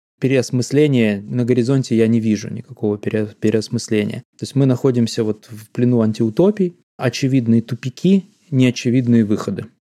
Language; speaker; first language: Russian; native; Russian